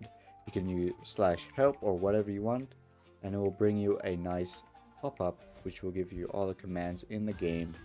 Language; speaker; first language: English; native; English